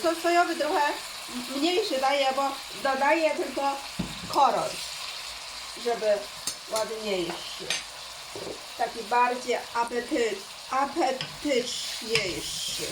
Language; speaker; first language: Polish; non-native, learner; Chinese